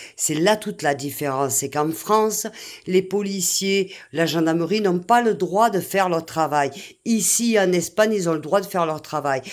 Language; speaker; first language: French; native; French